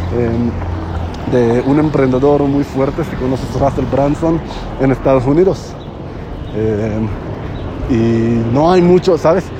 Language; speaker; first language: Spanish; non-native, fluent; Hebrew